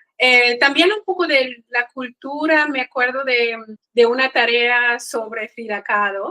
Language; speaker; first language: Spanish; non-native, fluent; Kikuyu